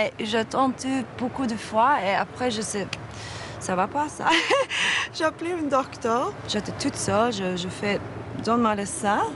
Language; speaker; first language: French; non-native, fluent; Swedish